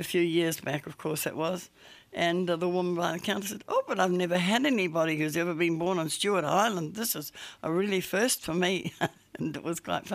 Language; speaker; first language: English; native; English